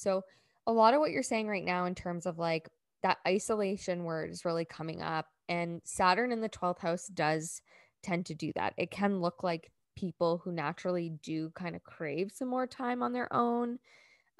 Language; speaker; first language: English; native; English